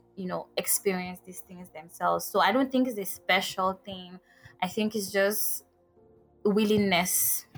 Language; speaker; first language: English; non-native, local second language; Igbo